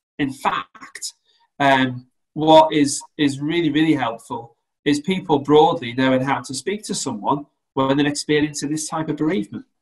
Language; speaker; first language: English; native; English